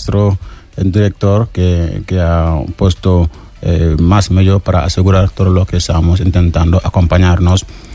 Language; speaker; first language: Spanish; non-native, learner; Wolof